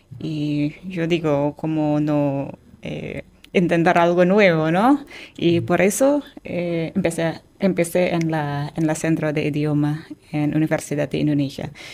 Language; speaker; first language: Spanish; non-native, fluent; Indonesian